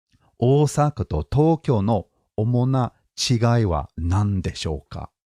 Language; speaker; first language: Japanese; non-native, fluent; English